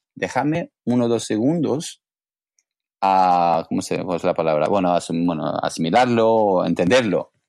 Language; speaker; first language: Spanish; non-native, fluent; English